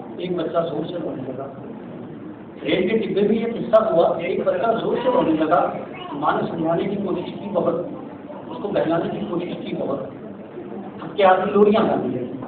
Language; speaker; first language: Urdu; native; Urdu